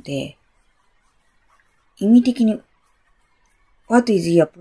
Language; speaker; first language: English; non-native, learner; Japanese